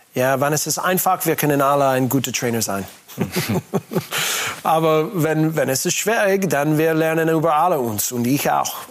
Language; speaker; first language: German; non-native, fluent; English